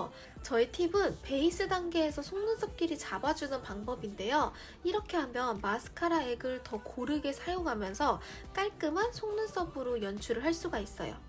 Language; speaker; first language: Korean; native; Korean